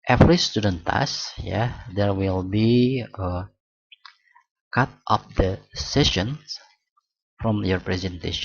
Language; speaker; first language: English; non-native, learner; Indonesian